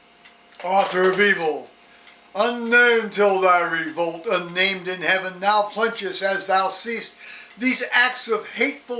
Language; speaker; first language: English; native; English